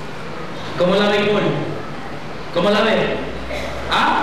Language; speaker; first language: Spanish; native; Spanish